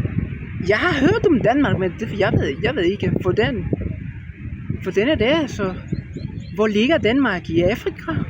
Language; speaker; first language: Danish; non-native, learner; Spanish